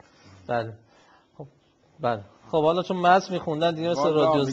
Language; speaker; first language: Persian; native; Persian